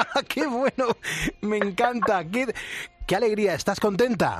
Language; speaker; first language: Spanish; native; Spanish